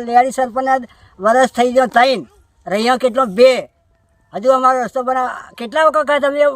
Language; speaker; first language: Gujarati; non-native, local second language; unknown